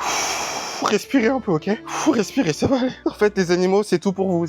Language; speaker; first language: French; native; French